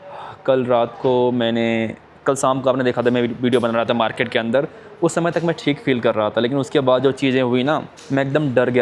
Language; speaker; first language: Hindi; native; Hindi